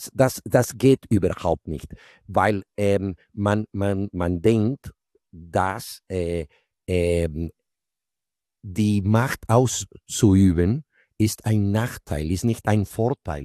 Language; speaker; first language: German; non-native, fluent; Spanish